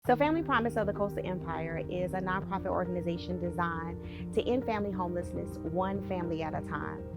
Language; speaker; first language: English; native; English